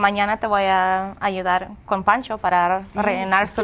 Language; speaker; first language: Spanish; native; Spanish